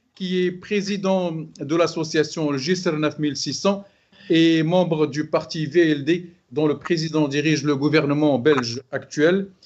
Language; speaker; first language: French; non-native, local second language; Arabic